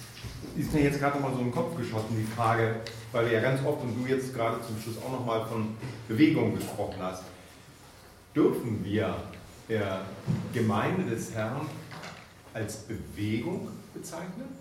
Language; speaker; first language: German; native; German